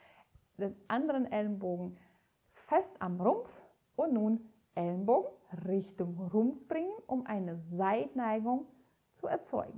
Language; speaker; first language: German; native; German